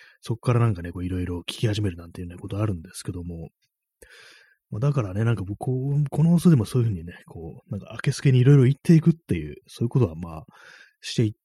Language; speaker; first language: Japanese; native; Japanese